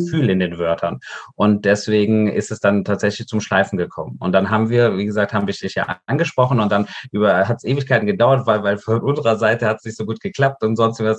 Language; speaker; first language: German; early bilingual, other home language; Portuguese